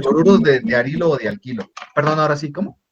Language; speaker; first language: Spanish; native; Spanish